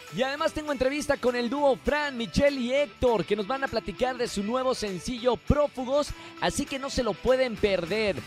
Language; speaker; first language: Spanish; native; Spanish